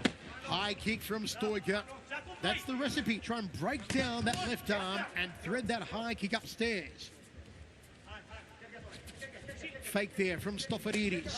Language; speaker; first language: English; native; English